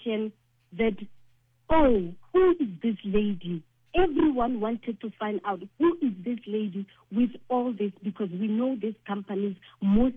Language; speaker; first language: English; non-native, local second language; Northern Sotho